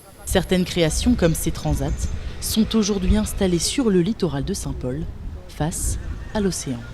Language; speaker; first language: French; native; French